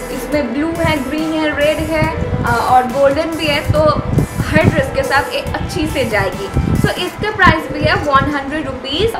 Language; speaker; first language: Hindi; non-native, local second language; Bangla